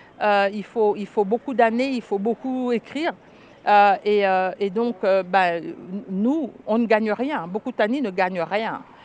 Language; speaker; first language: French; non-native, local second language; Lingala